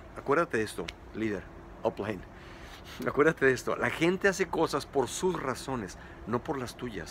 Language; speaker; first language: Spanish; native; Spanish